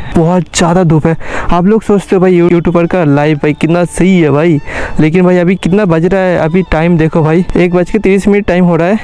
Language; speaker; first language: Hindi; non-native, local second language; Bangla